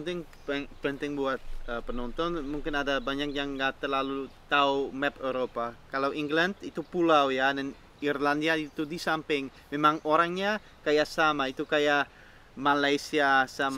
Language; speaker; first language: Indonesian; non-native, fluent; Dutch